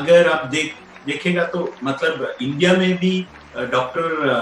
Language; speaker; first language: Hindi; non-native, local second language; Malayalam